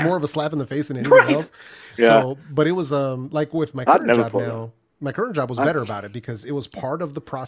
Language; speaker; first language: English; early bilingual, other home language; Spanish